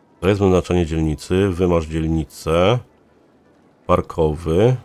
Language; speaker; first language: Polish; native; Polish